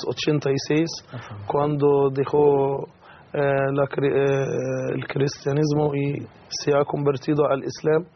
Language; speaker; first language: Spanish; non-native, learner; Arabic